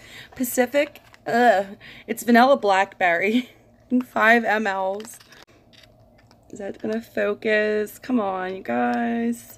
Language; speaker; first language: English; native; English